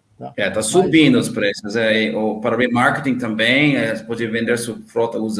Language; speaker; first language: Portuguese; non-native, learner; English